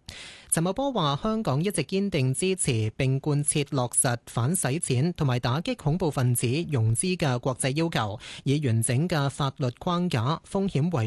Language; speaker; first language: Cantonese; native; Cantonese